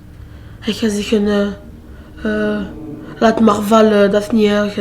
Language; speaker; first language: Dutch; non-native, local second language; French